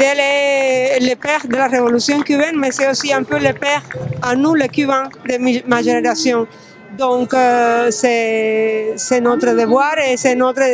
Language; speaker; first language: French; non-native, fluent; Spanish